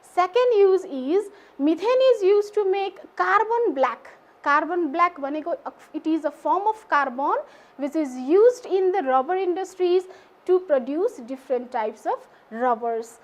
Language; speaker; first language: English; non-native, local second language; Nepali